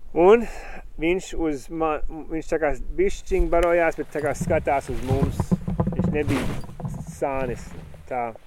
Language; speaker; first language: Latvian; early bilingual, heritage; Latvian